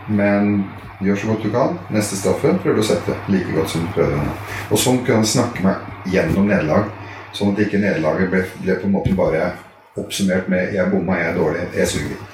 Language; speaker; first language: Norwegian; early bilingual, other home language; Arabic